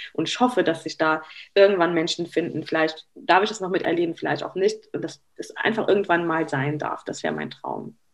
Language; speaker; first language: German; early bilingual, other home language; Arabic